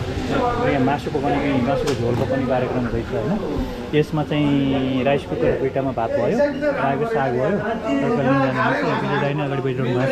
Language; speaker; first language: Nepali; native; Nepali